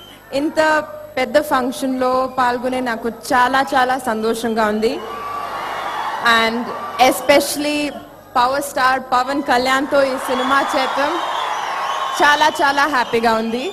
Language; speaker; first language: Telugu; non-native, learner; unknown